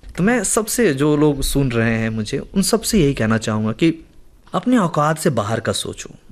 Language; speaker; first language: Hindi; native; Hindi